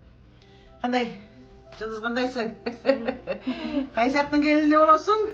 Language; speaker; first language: Kyrgyz; native; Kyrgyz